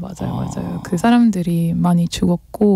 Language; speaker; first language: Korean; non-native, learner; French